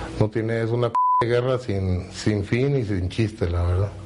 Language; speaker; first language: Spanish; native; Spanish